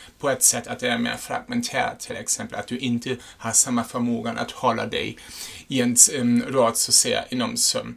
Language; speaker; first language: Swedish; non-native, fluent; German